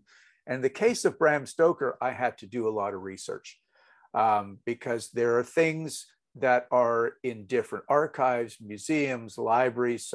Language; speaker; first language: English; native; English